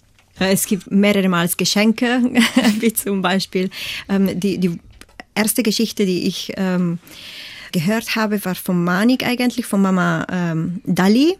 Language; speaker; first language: German; non-native, fluent; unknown